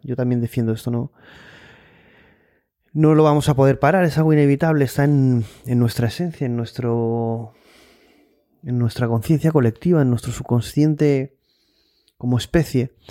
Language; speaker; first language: Spanish; native; Spanish